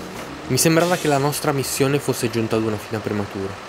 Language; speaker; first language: Italian; native; Italian